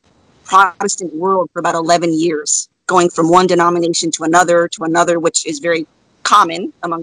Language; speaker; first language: English; native; English